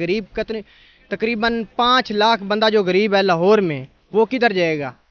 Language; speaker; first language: Urdu; non-native, local second language; Punjabi